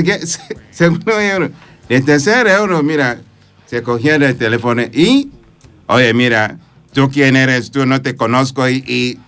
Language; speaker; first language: Spanish; non-native, fluent; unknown